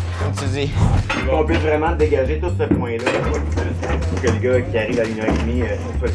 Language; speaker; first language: French; native; French